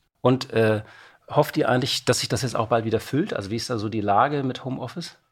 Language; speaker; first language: German; native; German